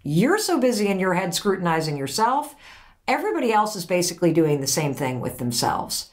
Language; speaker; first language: English; native; English